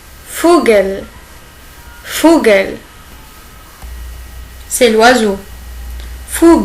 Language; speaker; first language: French; non-native, local second language; Arabic